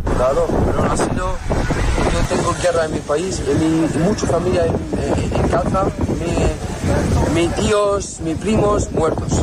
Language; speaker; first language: Spanish; non-native, learner; Arabic